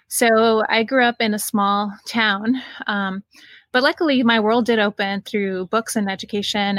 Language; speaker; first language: English; native; English